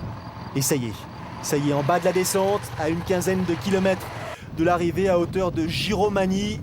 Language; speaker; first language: French; native; French